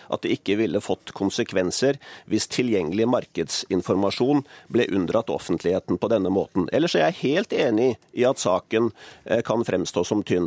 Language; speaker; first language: Norwegian; native; Norwegian